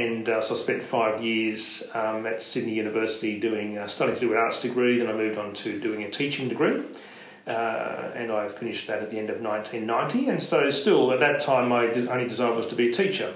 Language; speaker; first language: English; native; English